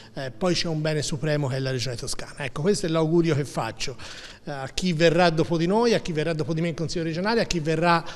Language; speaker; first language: Italian; native; Italian